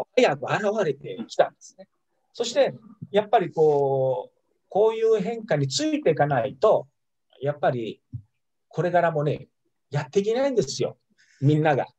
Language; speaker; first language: Japanese; non-native, fluent; Italian